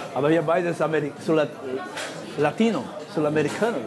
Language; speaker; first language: German; non-native, fluent; Spanish